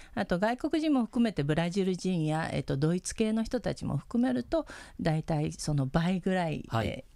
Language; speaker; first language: Japanese; early bilingual, heritage; Spanish